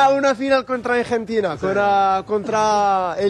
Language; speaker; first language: Spanish; non-native, learner; Arabic